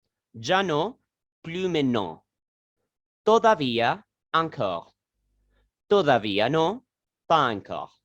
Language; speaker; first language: Spanish; non-native, learner; French